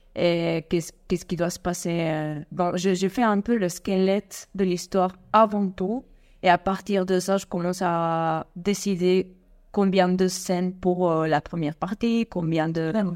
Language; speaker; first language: French; non-native, fluent; Spanish